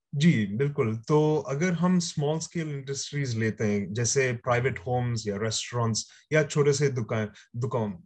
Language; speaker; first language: Hindi; native; Hindi